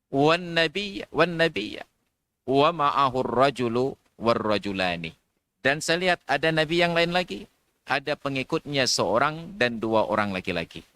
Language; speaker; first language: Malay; non-native, local second language; Achinese